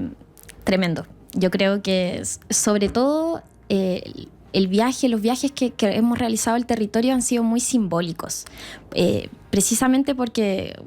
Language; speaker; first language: Spanish; native; Spanish